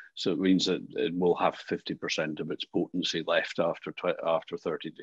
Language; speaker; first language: English; native; English